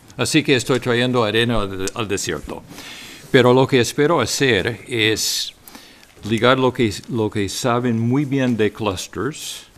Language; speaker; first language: Spanish; non-native, fluent; English